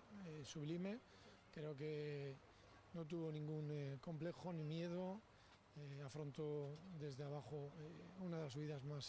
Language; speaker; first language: Spanish; native; Spanish